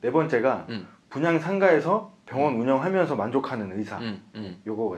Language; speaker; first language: Korean; native; Korean